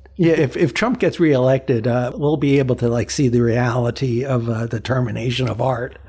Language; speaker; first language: English; early bilingual, other home language; Chinese